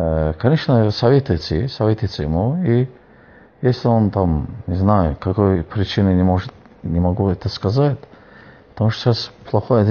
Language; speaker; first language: Russian; non-native, fluent; Azerbaijani